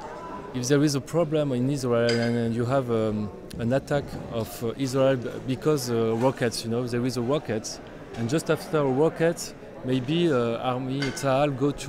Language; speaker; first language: English; non-native, learner; French